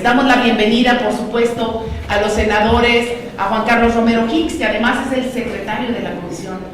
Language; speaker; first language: Spanish; native; Spanish